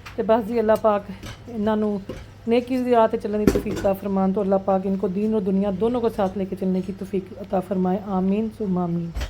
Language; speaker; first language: Urdu; non-native, local second language; Punjabi